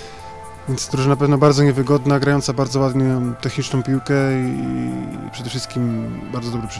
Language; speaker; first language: Polish; native; Polish